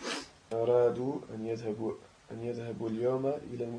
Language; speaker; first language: Arabic; non-native, learner; French